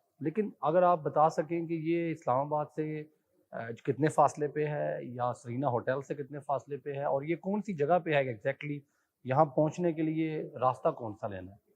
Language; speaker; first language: Urdu; native; Urdu